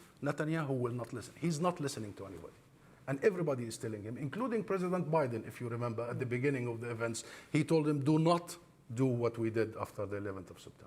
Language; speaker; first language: English; non-native, fluent; Arabic